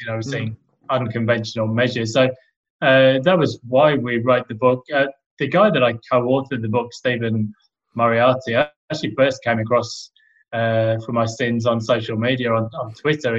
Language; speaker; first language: English; native; English